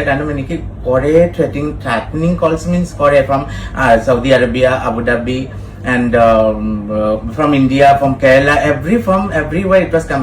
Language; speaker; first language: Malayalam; non-native, fluent; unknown